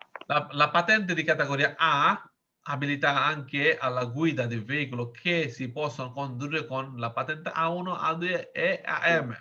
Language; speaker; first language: Italian; non-native, learner; Bangla